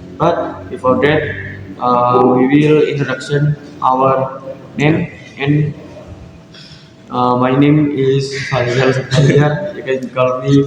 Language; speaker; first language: English; non-native, learner; Indonesian